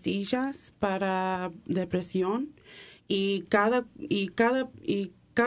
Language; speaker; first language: Spanish; early bilingual, heritage; English